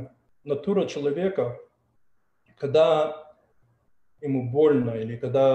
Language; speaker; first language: Russian; early bilingual, heritage; Russian